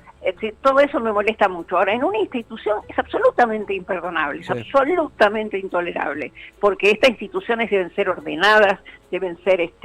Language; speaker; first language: Spanish; native; Spanish